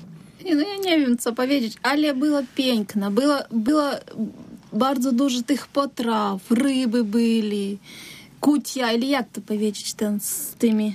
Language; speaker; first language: Polish; non-native, learner; Russian